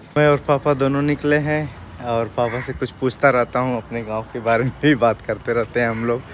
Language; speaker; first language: Hindi; native; Hindi